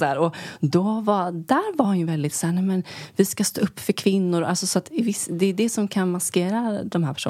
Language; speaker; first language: Swedish; native; Swedish